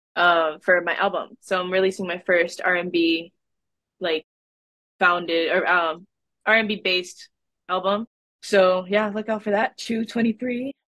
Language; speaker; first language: English; native; English